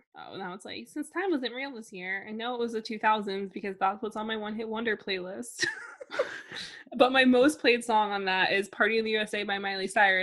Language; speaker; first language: English; native; English